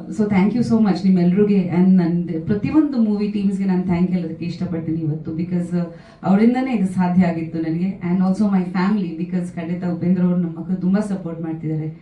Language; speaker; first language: Kannada; non-native, fluent; Bangla